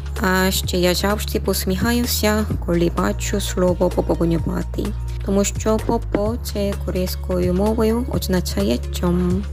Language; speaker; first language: Ukrainian; non-native, learner; Korean